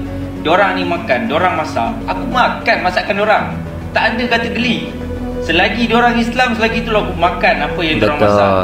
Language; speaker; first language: Malay; native; Malay